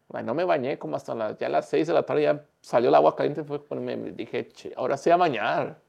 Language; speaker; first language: Spanish; early bilingual, other home language; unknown